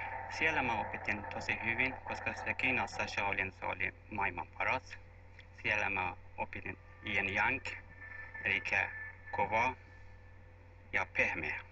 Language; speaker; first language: Finnish; non-native, learner; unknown